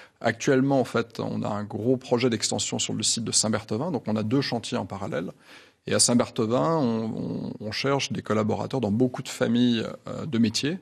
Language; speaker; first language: French; native; French